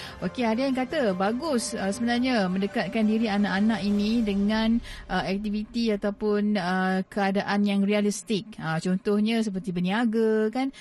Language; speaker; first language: Malay; native; Malay